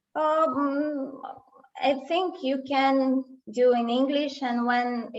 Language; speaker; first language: English; non-native, fluent; Romanian